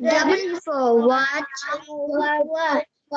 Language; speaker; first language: English; non-native, learner; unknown